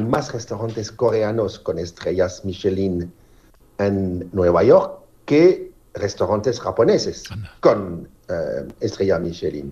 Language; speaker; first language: Spanish; non-native, learner; French